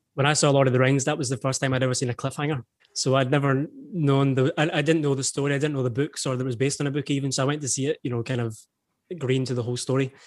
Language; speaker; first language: English; native; English